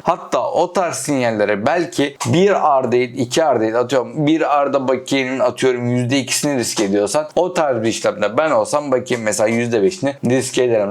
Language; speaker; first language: Turkish; native; Turkish